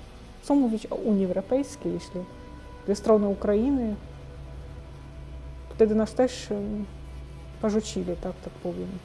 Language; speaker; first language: Polish; non-native, fluent; Russian